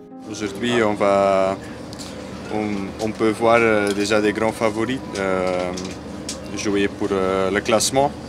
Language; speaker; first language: French; non-native, fluent; Dutch